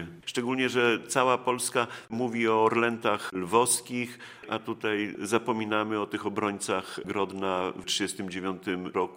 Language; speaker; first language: Polish; native; Polish